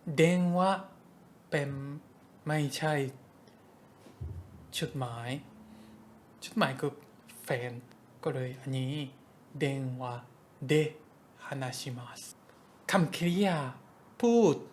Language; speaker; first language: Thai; non-native, fluent; Japanese